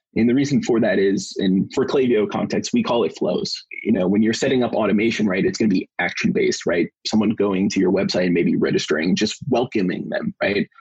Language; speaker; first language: English; native; English